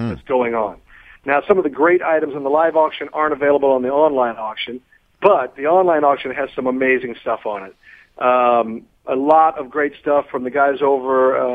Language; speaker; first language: English; native; English